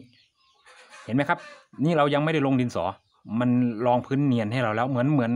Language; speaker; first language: Thai; native; Thai